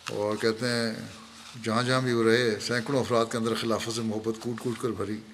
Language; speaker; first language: Urdu; native; Urdu